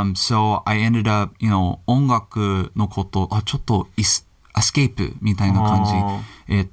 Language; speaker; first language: Japanese; non-native, learner; English